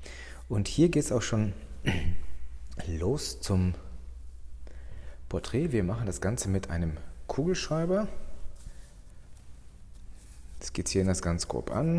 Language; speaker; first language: German; native; German